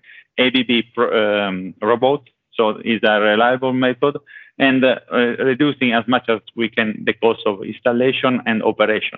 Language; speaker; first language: English; non-native, fluent; Italian